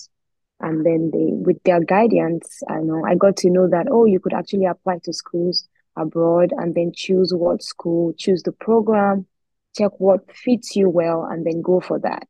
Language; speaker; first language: English; non-native, local second language; Yoruba